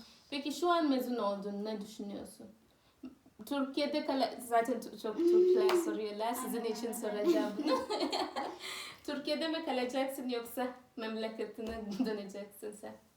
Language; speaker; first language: Turkish; non-native, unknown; Swahili